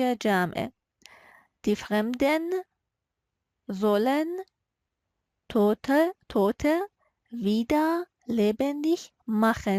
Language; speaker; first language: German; non-native, fluent; Persian